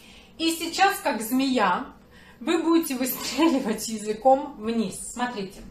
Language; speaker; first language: Russian; native; Russian